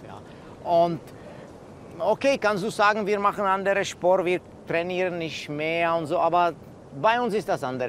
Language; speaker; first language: German; non-native, learner; Czech